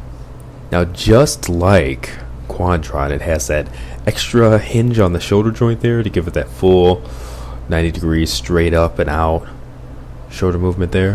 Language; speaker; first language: English; native; English